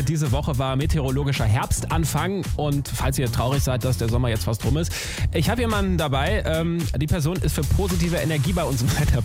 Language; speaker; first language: German; native; German